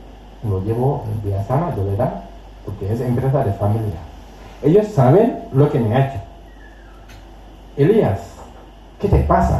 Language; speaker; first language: Spanish; non-native, learner; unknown